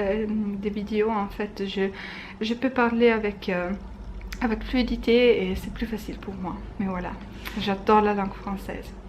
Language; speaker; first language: French; non-native, fluent; Italian